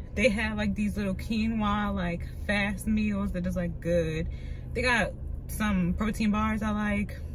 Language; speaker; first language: English; native; English